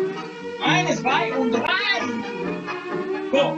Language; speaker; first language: German; non-native, learner; Spanish